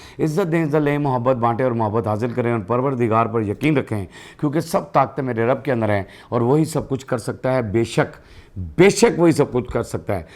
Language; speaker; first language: Urdu; non-native, local second language; Punjabi